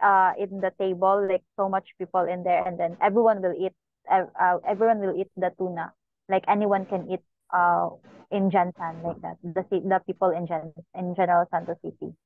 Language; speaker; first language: English; non-native, local second language; Cebuano